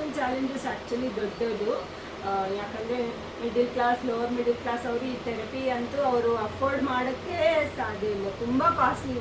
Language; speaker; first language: Kannada; non-native, local second language; Telugu